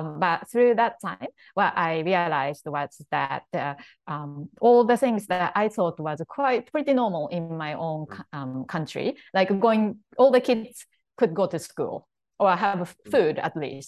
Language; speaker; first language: English; non-native, fluent; Japanese